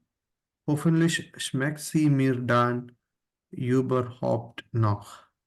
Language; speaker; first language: German; non-native, learner; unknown